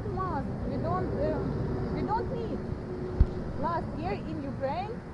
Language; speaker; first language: English; non-native, learner; Ukrainian